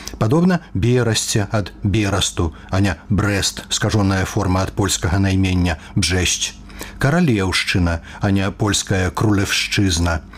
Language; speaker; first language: Belarusian; native; Belarusian